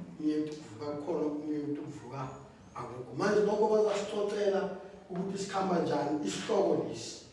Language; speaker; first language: Zulu; non-native, local second language; South Ndebele